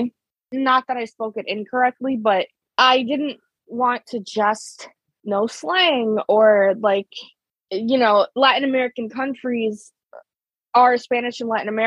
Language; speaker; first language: English; early bilingual, other home language; Spanish